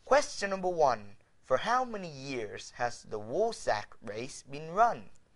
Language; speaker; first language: English; native; English